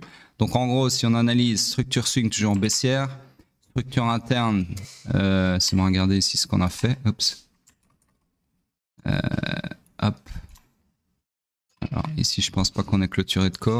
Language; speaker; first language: French; native; French